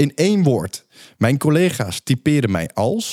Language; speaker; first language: Dutch; native; Dutch